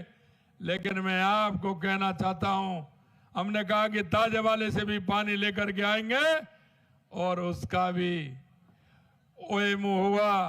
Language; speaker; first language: Hindi; native; Hindi